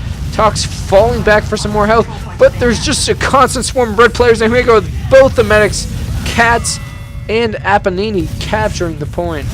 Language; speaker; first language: English; native; English